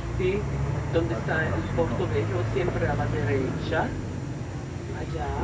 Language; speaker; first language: Spanish; non-native, learner; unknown